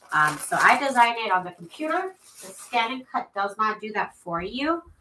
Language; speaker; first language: English; native; English